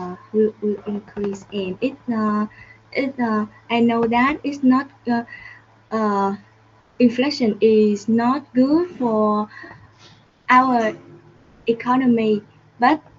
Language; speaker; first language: English; non-native, learner; Vietnamese